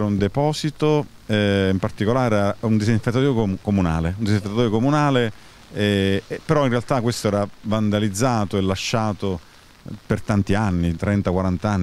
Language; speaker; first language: Italian; native; Italian